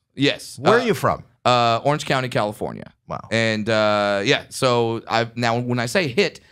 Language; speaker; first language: English; native; English